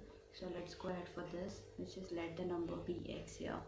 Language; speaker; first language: English; non-native, local second language; Hindi